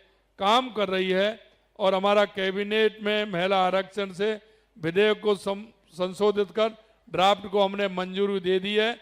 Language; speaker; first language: Hindi; native; Hindi